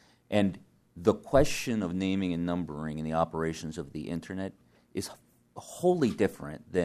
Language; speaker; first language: English; native; English